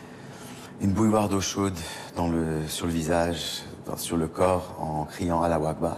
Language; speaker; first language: French; native; French